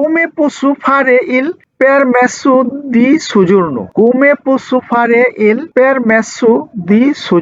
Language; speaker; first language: Italian; non-native, learner; Bangla